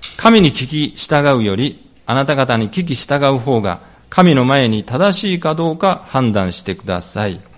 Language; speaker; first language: Japanese; native; Japanese